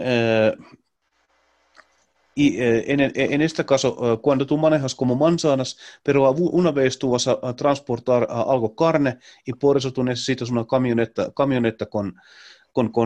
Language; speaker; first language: Spanish; non-native, learner; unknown